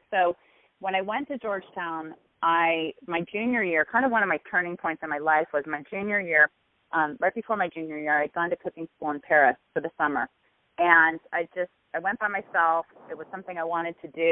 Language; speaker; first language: English; native; English